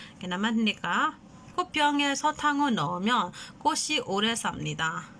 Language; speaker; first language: Korean; non-native, fluent; Burmese